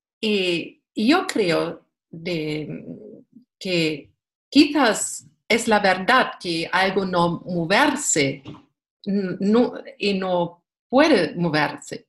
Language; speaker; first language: Spanish; non-native, learner; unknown